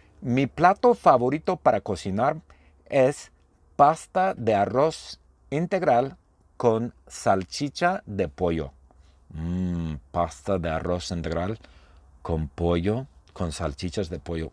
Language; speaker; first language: Spanish; non-native, fluent; English